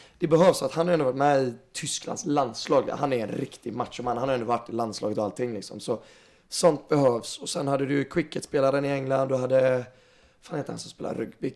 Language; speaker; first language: Swedish; native; Swedish